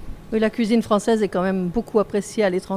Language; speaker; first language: French; native; French